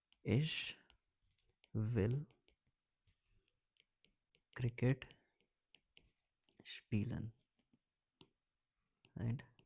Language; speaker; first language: German; non-native, learner; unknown